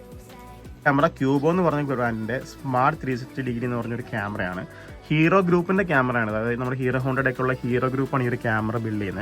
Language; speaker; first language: Malayalam; native; Malayalam